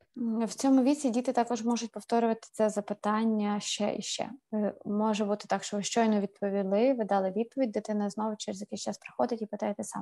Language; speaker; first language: Ukrainian; native; Ukrainian